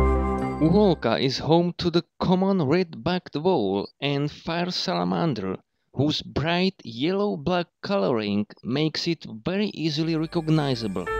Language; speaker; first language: English; non-native, fluent; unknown